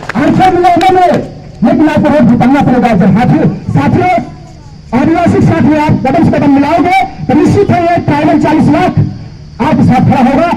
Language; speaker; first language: Hindi; native; Hindi